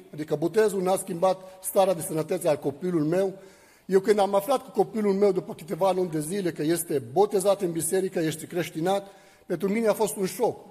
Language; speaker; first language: Romanian; non-native, fluent; Arabic